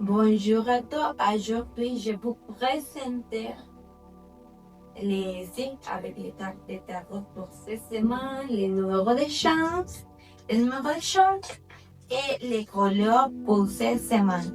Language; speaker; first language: French; non-native, learner; Spanish